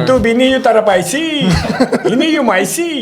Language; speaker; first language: Malay; native; Malay